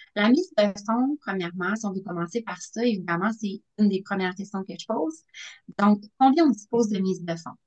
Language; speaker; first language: French; native; French